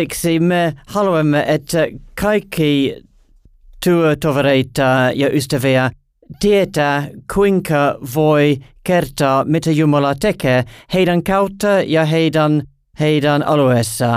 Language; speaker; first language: Finnish; non-native, learner; English